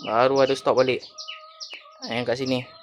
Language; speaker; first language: Malay; native; Malay